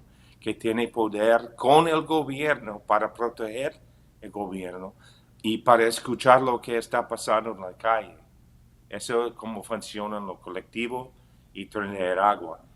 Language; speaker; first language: Spanish; non-native, fluent; English